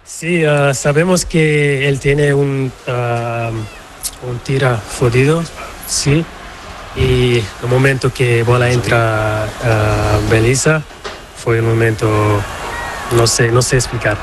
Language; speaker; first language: Spanish; non-native, learner; Portuguese